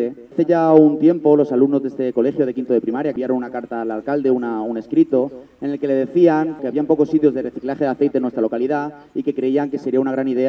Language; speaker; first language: Spanish; native; Spanish